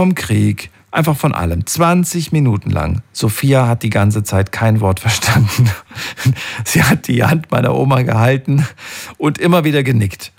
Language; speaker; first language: German; native; German